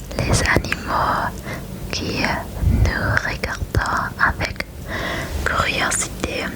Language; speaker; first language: French; non-native, learner; German